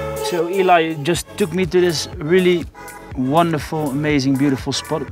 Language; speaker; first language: English; non-native, fluent; Dutch